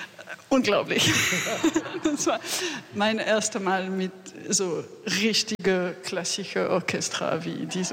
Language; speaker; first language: German; non-native, fluent; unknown